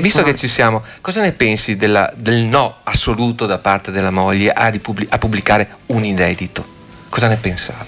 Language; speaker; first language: Italian; native; Italian